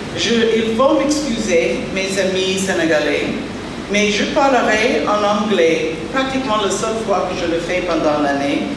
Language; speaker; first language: French; non-native, fluent; English